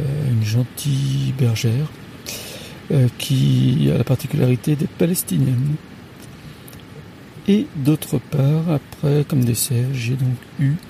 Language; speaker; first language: French; native; French